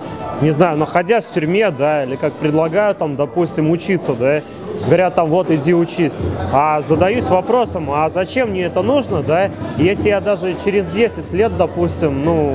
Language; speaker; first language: Russian; native; Russian